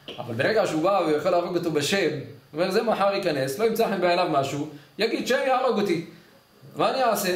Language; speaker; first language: Hebrew; native; Hebrew